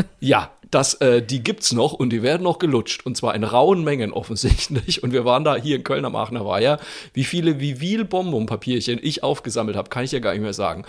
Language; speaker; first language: German; native; German